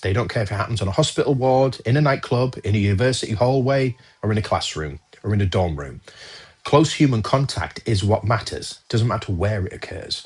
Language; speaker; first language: English; native; English